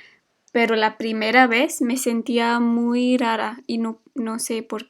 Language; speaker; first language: Spanish; non-native, fluent; English